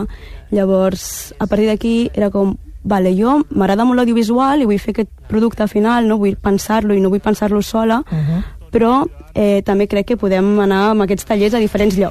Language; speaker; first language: Catalan; early bilingual, other home language; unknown